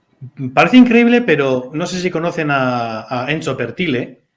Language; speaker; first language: Spanish; native; Spanish